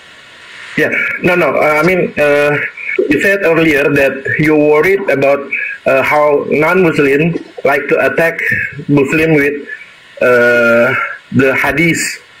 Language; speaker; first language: English; non-native, learner; Indonesian